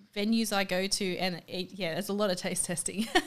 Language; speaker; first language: English; native; English